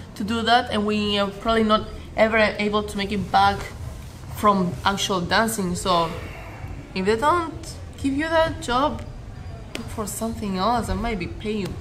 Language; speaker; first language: English; non-native, fluent; Greek